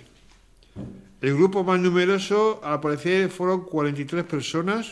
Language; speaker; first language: Spanish; native; Spanish